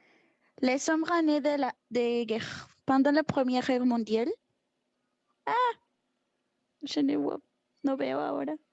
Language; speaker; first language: French; non-native, learner; Spanish